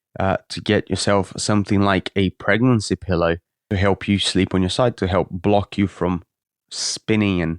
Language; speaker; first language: English; native; English